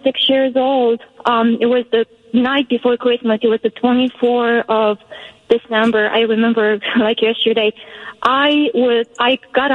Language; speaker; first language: English; non-native, fluent; Romanian